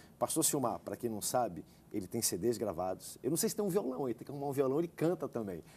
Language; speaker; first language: Portuguese; native; Portuguese